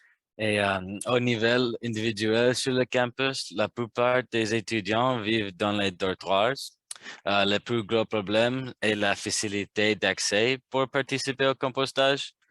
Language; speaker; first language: French; non-native, learner; English